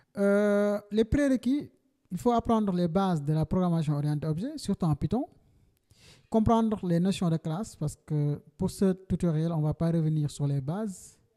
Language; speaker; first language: French; non-native, local second language; Wolof